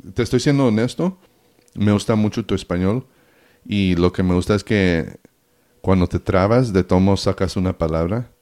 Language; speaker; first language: Spanish; early bilingual, heritage; Spanish